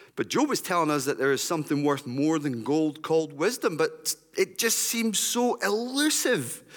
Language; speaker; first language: English; native; English